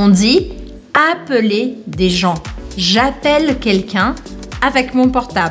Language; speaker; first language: French; non-native, fluent; Portuguese